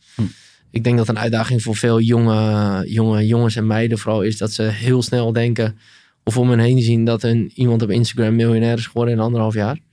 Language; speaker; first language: Dutch; native; Dutch